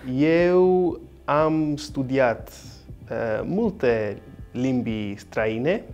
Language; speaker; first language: Romanian; non-native, learner; English